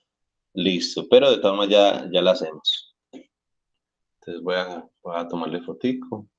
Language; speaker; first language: Spanish; native; Spanish